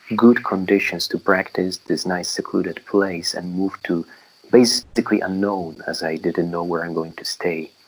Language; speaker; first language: English; non-native, fluent; Polish